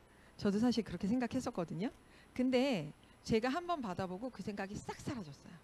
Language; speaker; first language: Korean; native; Korean